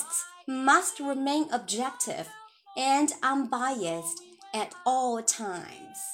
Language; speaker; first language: English; non-native, fluent; Chinese